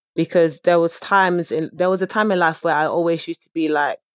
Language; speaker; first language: English; early bilingual, other home language; Dutch